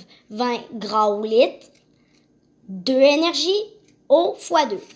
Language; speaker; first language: French; native; French